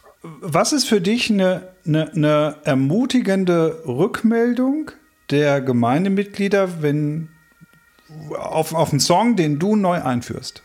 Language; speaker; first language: German; native; German